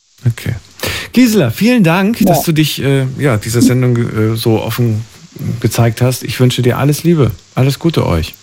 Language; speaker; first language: German; native; German